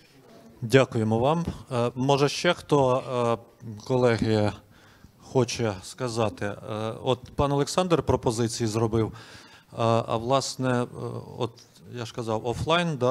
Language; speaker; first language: Ukrainian; native; Ukrainian